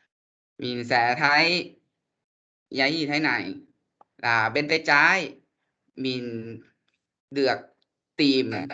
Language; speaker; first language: Vietnamese; non-native, learner; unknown